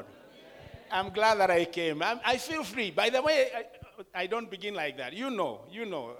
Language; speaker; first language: English; non-native, local second language; Kikuyu